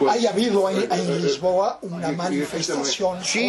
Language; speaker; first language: Spanish; non-native, fluent; Portuguese